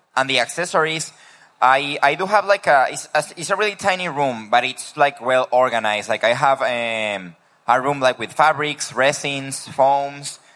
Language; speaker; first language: English; non-native, fluent; Spanish